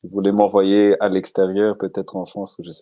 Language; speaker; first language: French; non-native, local second language; Malagasy